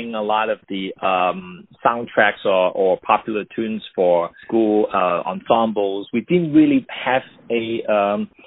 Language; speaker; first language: English; non-native, local second language; Cantonese